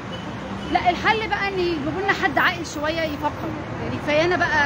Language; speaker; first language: Arabic; native; Arabic